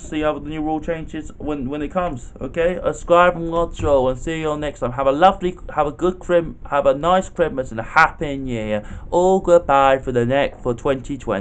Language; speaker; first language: English; native; English